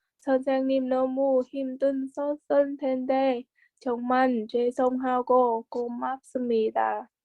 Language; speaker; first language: Korean; non-native, learner; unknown